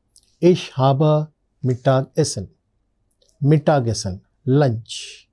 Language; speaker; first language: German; non-native, fluent; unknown